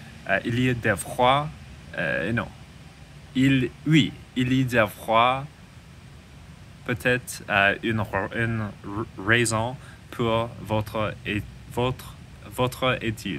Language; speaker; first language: French; non-native, learner; English